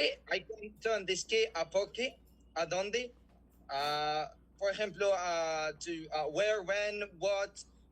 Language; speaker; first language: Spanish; non-native, learner; Arabic